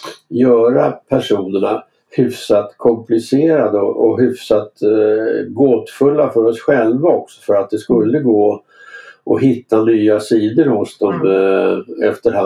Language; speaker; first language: Swedish; native; Swedish